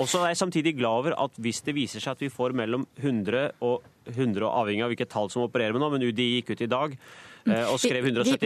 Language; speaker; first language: Norwegian; native; Norwegian